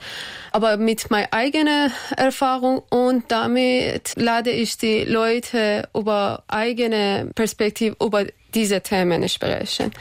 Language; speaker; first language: German; non-native, learner; Persian